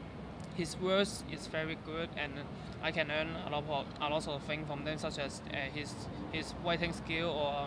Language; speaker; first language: English; non-native, learner; Cantonese